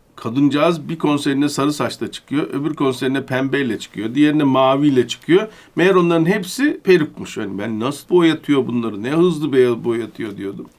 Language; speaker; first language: Turkish; native; Turkish